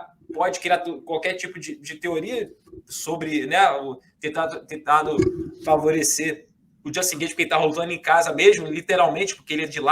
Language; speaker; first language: Portuguese; native; Portuguese